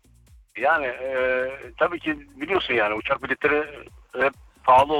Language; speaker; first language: Turkish; early bilingual, heritage; Turkish